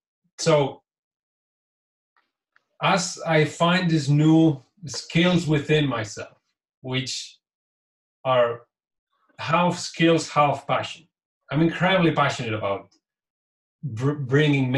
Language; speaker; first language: English; non-native, fluent; Catalan